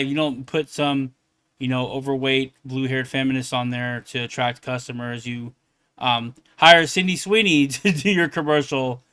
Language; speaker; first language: English; native; English